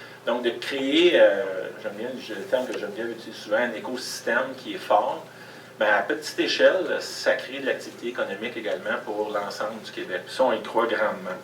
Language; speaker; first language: French; native; French